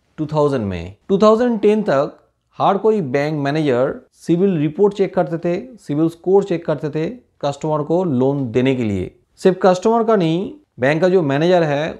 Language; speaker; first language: Hindi; non-native, local second language; Bangla